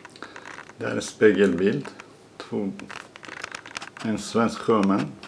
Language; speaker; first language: Swedish; non-native, learner; Persian